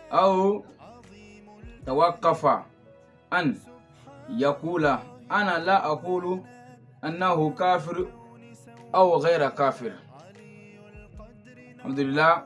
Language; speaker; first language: Arabic; non-native, fluent; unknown